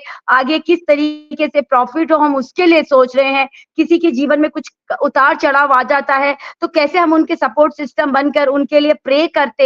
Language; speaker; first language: Hindi; native; Hindi